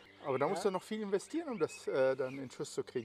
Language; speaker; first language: German; native; German